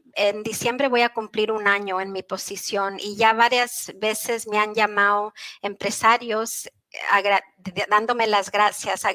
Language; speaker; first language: Spanish; early bilingual, heritage; Spanish